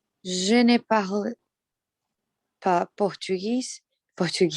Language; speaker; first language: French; non-native, learner; Portuguese